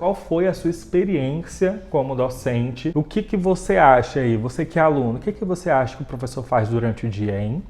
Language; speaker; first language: Portuguese; native; Portuguese